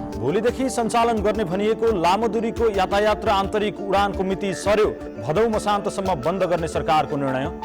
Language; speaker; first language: Nepali; native; Nepali